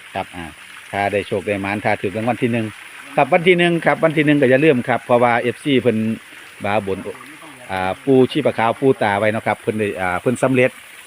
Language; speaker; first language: Thai; native; Thai